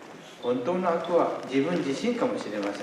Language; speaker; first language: Japanese; native; Japanese